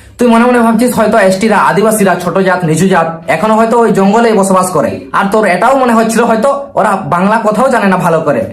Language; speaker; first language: Bangla; non-native, local second language; Santali